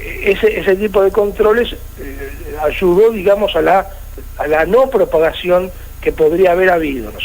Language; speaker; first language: Spanish; native; Spanish